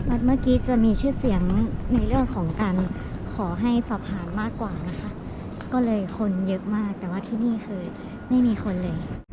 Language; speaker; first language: Thai; native; Thai